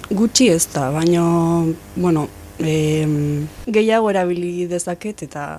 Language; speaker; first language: Basque; non-native, local second language; Spanish